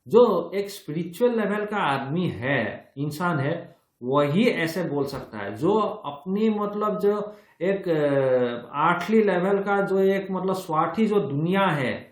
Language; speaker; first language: Hindi; non-native, local second language; Assamese